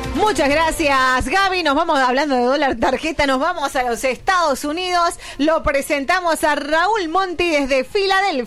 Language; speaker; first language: Spanish; native; Spanish